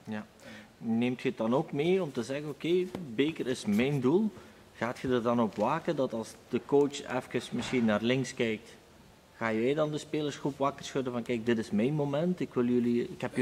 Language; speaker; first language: Dutch; native; Dutch